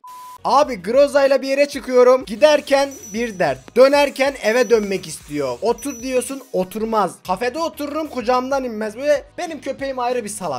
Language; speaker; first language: Turkish; native; Turkish